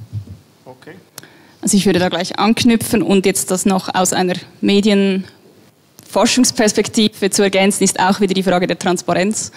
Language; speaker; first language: German; native; German